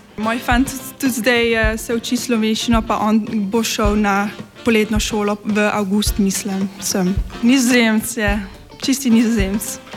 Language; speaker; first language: Slovenian; early bilingual, heritage; Dutch